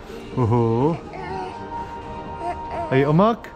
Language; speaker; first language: Korean; early bilingual, heritage; English